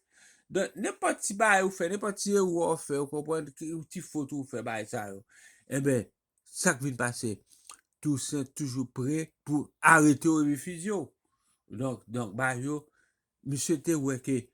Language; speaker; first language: French; non-native, local second language; Haitian Creole